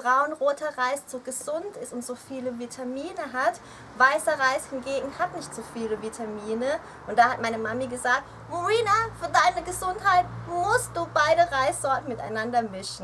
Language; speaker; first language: German; early bilingual, other home language; Thai